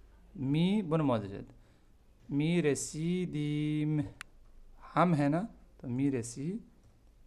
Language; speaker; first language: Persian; non-native, fluent; Urdu